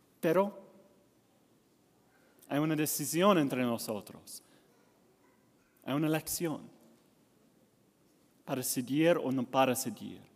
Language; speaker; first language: Spanish; non-native, learner; English